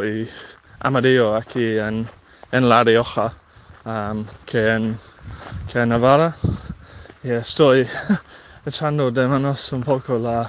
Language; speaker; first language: Spanish; non-native, fluent; English